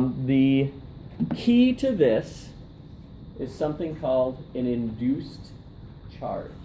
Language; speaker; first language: English; native; English